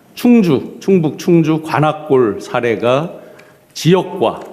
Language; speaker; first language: Korean; native; Korean